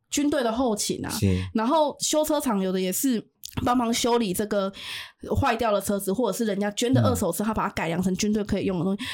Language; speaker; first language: Chinese; non-native, local second language; Min Nan Chinese